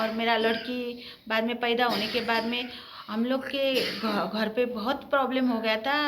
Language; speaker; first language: Hindi; early bilingual, heritage; Hindi